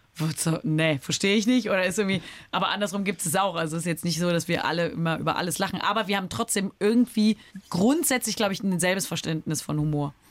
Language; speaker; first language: German; native; German